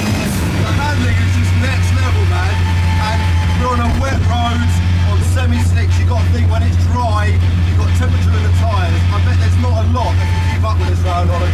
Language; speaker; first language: English; native; English